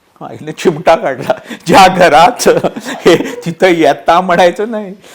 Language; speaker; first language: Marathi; non-native, local second language; Konkani